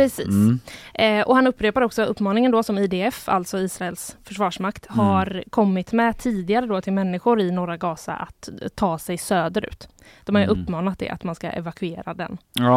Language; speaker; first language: Swedish; native; Swedish